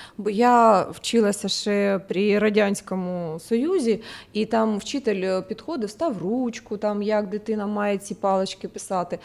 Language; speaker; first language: Ukrainian; non-native, local second language; Russian